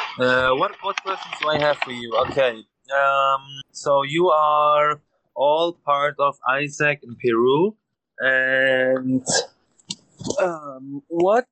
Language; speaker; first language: English; non-native, learner; German